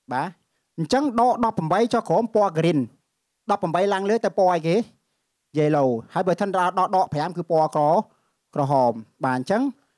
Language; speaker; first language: Khmer; native; Khmer